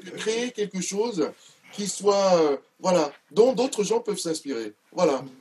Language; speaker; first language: French; non-native, local second language; Duala